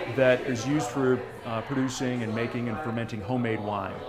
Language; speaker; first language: English; native; English